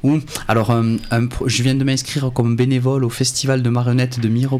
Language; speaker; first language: French; native; French